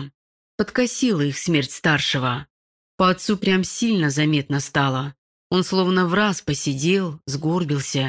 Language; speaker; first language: Russian; native; Russian